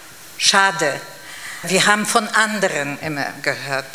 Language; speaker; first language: German; non-native, fluent; Polish